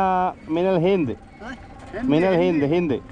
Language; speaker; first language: Arabic; non-native, learner; Malayalam